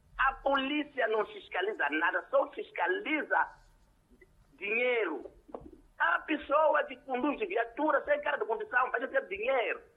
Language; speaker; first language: Portuguese; non-native, local second language; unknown